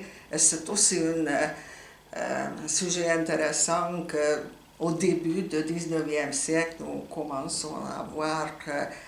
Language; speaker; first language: French; non-native, fluent; Hungarian